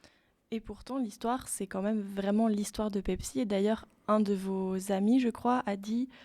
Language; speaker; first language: French; native; French